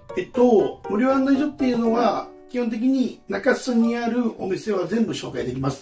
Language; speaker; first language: Japanese; native; Japanese